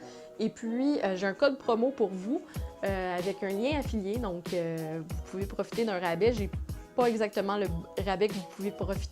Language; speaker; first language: French; native; French